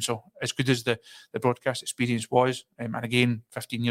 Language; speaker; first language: English; native; English